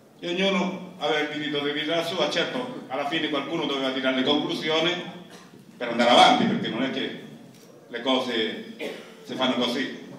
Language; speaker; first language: Italian; non-native, fluent; Spanish